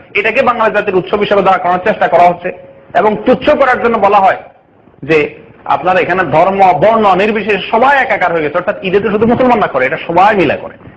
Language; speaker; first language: Bangla; native; Bangla